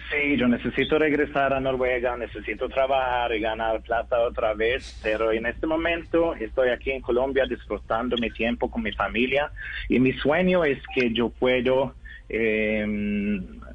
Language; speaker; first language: Spanish; non-native, learner; Norwegian